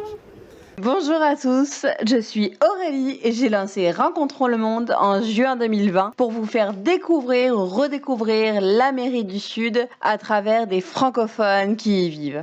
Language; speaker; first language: French; native; French